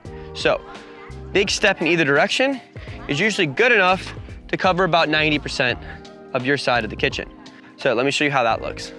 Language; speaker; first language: English; native; English